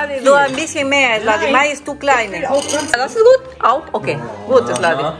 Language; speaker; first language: German; non-native, learner; Spanish